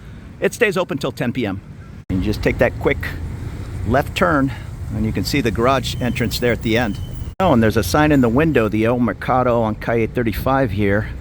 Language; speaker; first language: English; native; English